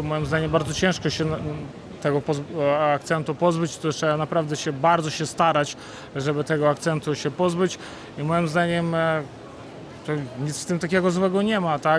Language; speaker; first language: Polish; non-native, fluent; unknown